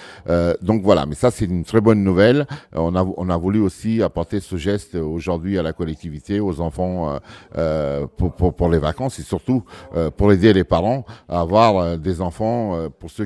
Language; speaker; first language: French; early bilingual, other home language; Portuguese